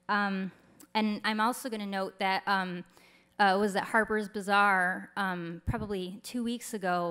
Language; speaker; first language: English; native; English